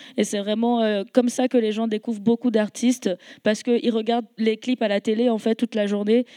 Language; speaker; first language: French; native; French